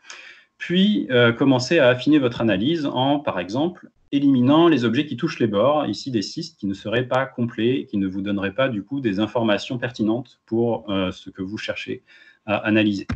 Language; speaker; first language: French; native; French